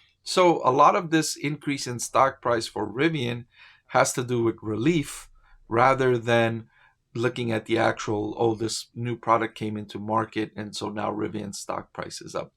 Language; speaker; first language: English; native; English